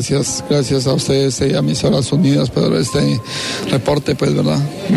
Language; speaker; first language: Spanish; native; Spanish